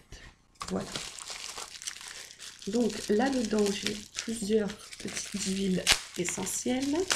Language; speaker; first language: French; native; French